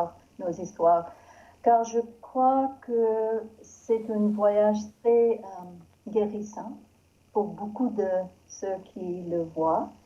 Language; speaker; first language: French; non-native, learner; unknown